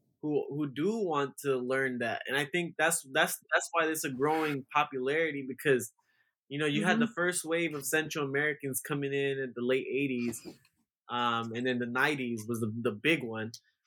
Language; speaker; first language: English; native; English